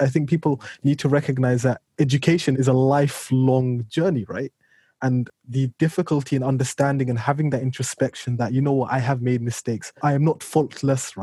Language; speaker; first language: English; native; English